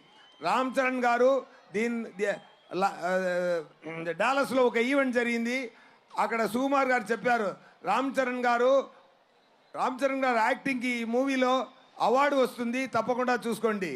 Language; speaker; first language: Telugu; non-native, local second language; Tamil